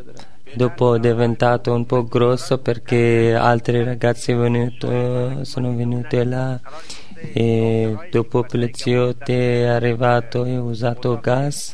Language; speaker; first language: Italian; non-native, learner; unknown